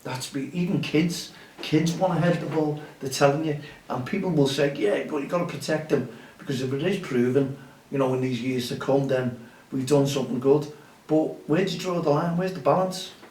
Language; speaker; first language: English; native; English